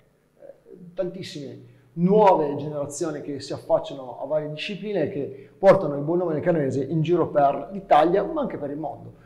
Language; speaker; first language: Italian; native; Italian